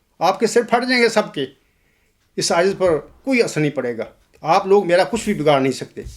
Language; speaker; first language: Urdu; non-native, local second language; Punjabi